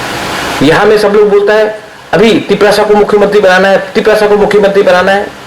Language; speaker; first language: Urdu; non-native, local second language; Kok Borok